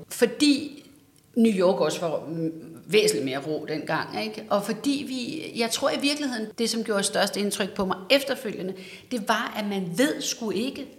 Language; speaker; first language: Danish; native; Danish